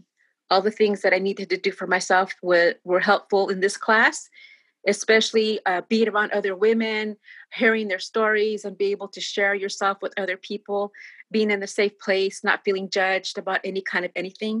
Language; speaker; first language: English; native; English